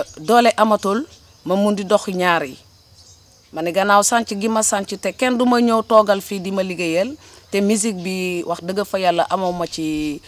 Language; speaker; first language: Wolof; non-native, local second language; Jola-Fonyi